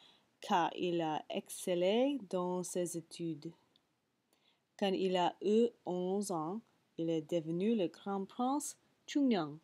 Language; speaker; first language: French; non-native, learner; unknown